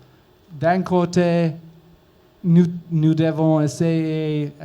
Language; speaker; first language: French; non-native, learner; English